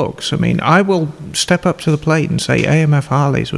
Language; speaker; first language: English; native; English